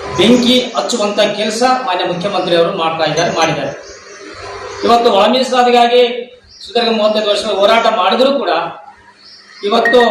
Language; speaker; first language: Kannada; native; Kannada